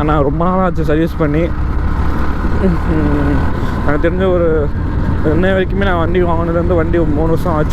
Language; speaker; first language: Tamil; native; Tamil